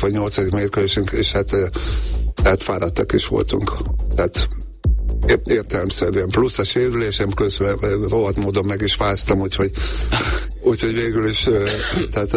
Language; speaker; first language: Hungarian; native; Hungarian